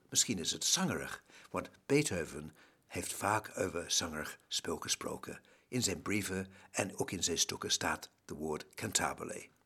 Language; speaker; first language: Dutch; non-native, fluent; English